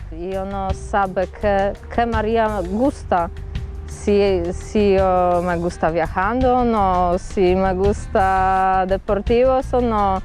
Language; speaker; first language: Spanish; non-native, learner; Polish